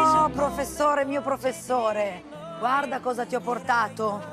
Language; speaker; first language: Italian; native; Italian